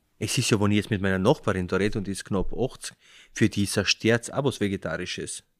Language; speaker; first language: German; early bilingual, other home language; Slovenian